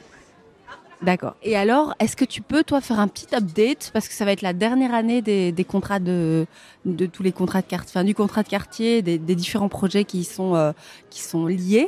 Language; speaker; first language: French; native; French